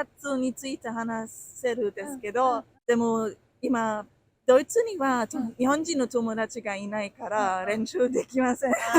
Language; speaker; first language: Japanese; non-native, learner; German